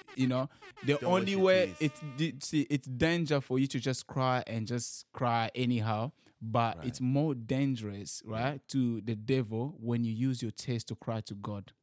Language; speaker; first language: English; early bilingual, other home language; Lingala